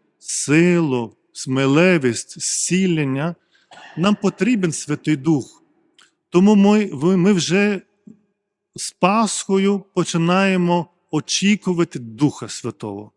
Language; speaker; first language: Ukrainian; non-native, fluent; Lithuanian